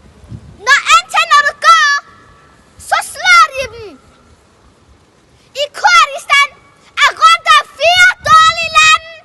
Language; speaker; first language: Danish; non-native, learner; Kurdish